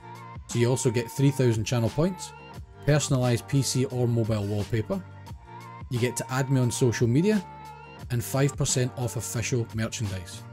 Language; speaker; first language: English; native; English